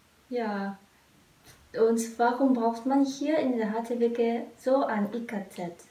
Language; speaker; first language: German; non-native, fluent; Vietnamese